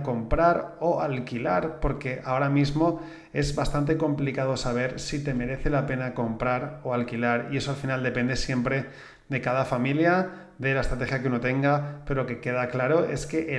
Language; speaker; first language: Spanish; native; Spanish